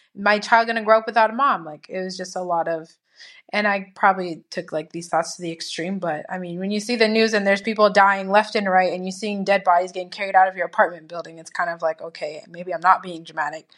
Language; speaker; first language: English; native; English